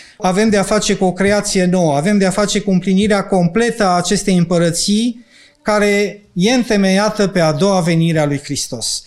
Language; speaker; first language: Romanian; non-native, local second language; Ukrainian